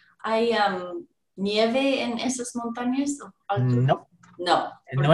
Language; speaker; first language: Spanish; non-native, learner; English